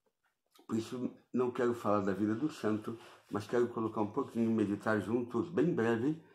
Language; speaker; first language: Portuguese; native; Portuguese